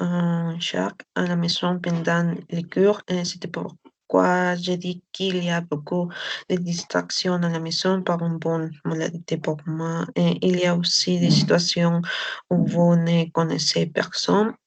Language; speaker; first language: French; non-native, learner; Spanish